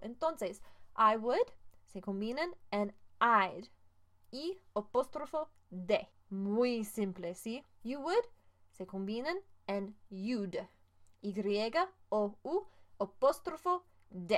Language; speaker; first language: Spanish; non-native, fluent; English